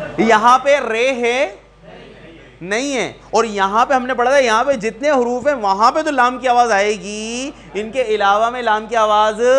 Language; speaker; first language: Urdu; native; Urdu